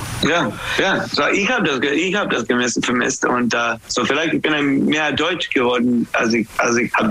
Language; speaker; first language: German; non-native, learner; English